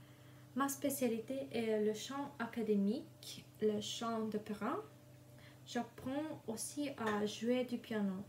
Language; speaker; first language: French; non-native, learner; Russian